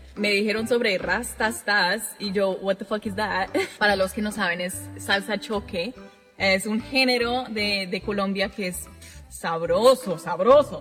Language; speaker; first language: Spanish; non-native, fluent; English